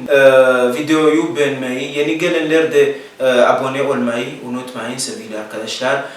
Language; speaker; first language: Turkish; non-native, learner; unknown